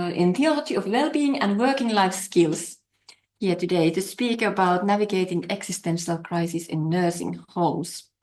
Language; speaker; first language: English; non-native, fluent; Finnish